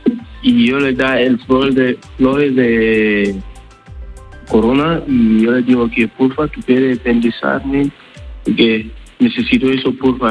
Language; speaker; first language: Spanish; non-native, learner; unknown